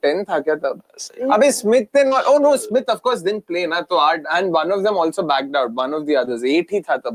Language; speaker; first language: English; non-native, local second language; Hindi